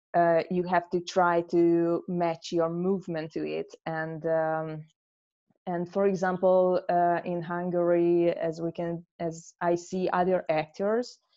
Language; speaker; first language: English; non-native, fluent; Hungarian